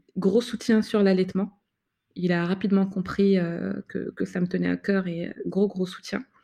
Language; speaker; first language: French; non-native, local second language; Arabic